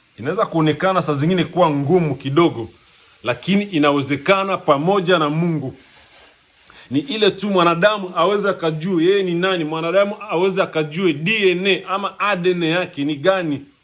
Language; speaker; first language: Swahili; native; Swahili